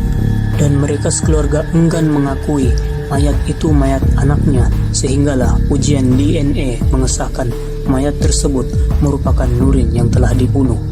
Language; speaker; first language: Malay; native; Malay